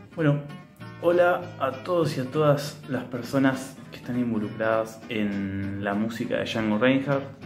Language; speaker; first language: Spanish; native; Spanish